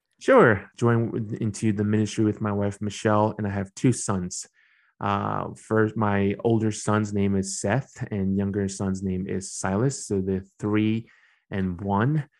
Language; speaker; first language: English; early bilingual, other home language; Burmese